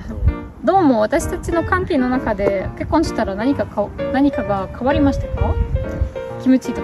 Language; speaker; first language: Japanese; non-native, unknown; Russian